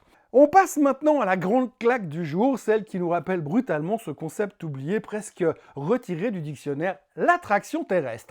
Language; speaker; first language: French; native; French